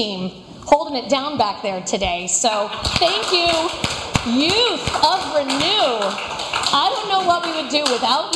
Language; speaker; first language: English; native; English